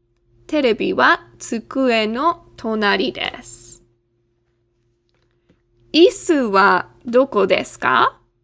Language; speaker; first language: Japanese; non-native, fluent; English